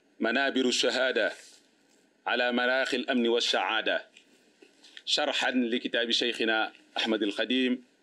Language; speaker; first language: Arabic; non-native, fluent; Wolof